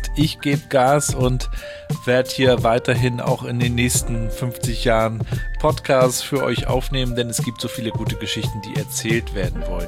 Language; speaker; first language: German; native; German